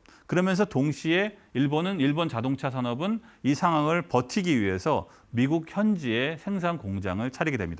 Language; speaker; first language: Korean; native; Korean